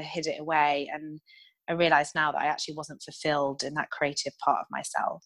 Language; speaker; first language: English; native; English